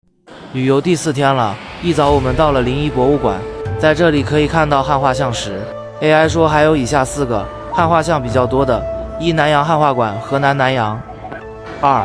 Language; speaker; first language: Chinese; native; Chinese